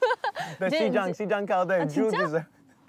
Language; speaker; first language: Korean; non-native, learner; English